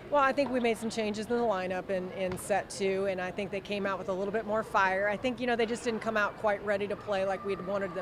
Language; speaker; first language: English; native; English